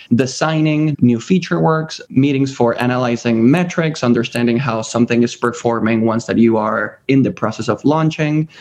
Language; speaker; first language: English; early bilingual, other home language; Spanish